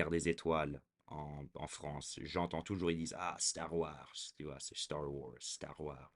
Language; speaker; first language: French; early bilingual, heritage; French